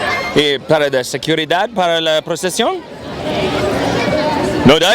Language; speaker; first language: Spanish; non-native, learner; English